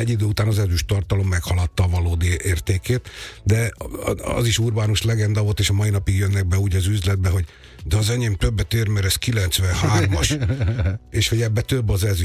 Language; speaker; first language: Hungarian; native; Hungarian